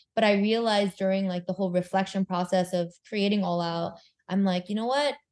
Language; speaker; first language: English; early bilingual, other home language; Korean